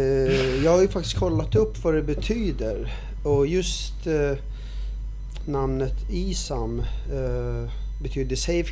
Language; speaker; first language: Swedish; early bilingual, other home language; Arabic